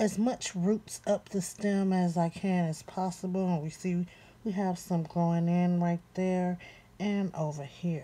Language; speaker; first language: English; native; English